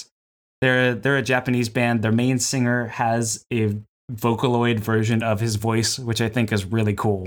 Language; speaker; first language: English; native; English